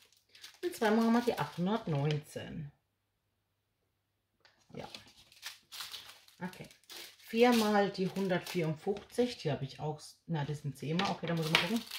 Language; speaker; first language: German; native; German